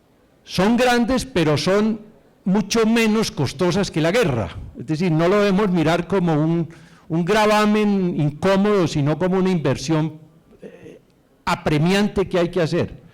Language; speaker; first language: Spanish; native; Spanish